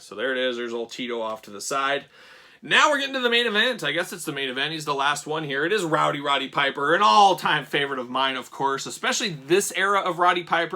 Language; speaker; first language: English; native; English